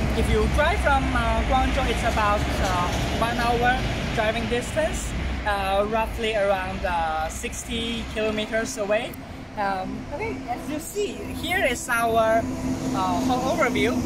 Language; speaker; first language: English; non-native, learner; Chinese